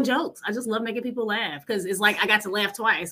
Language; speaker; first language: English; native; English